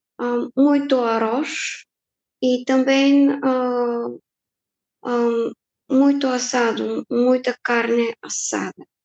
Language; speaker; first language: Portuguese; non-native, fluent; Bulgarian